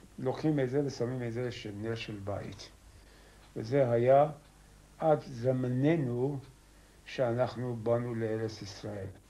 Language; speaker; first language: Hebrew; non-native, fluent; Persian